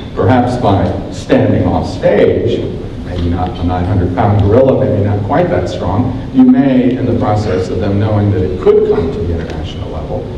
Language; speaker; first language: English; native; English